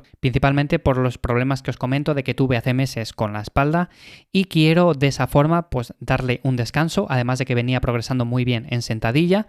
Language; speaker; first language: Spanish; native; Spanish